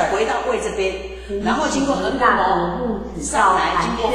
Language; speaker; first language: Chinese; native; Chinese